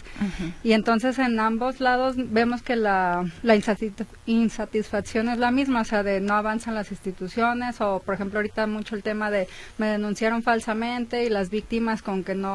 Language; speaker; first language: Spanish; native; Spanish